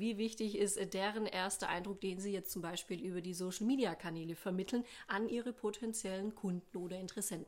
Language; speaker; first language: German; native; German